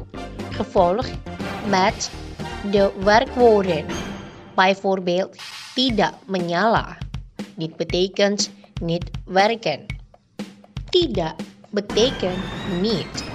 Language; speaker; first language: Dutch; non-native, fluent; Indonesian